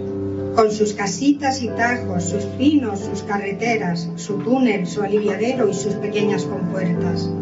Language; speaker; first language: Spanish; native; Spanish